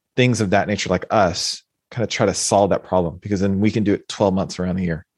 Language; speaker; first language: English; native; English